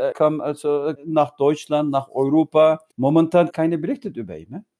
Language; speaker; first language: German; non-native, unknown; Uyghur